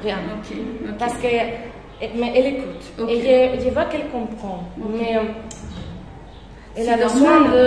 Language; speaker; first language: French; non-native, fluent; Spanish